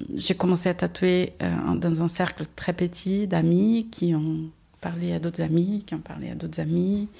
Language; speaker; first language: French; non-native, fluent; Portuguese